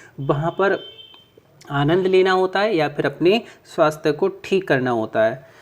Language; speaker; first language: Hindi; native; Hindi